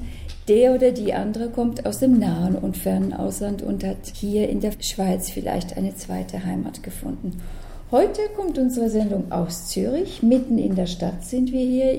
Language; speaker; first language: German; native; German